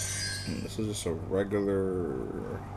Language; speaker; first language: English; native; English